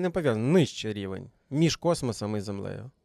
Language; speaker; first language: Ukrainian; native; Ukrainian